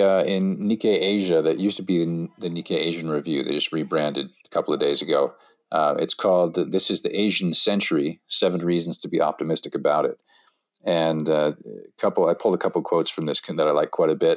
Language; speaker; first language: English; native; English